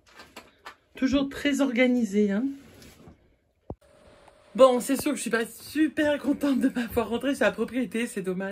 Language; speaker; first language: French; native; French